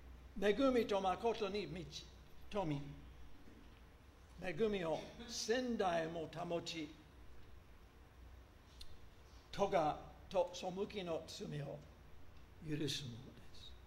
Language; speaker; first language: Japanese; non-native, fluent; English